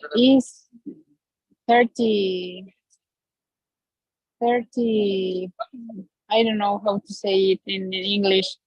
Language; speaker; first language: English; non-native, learner; Spanish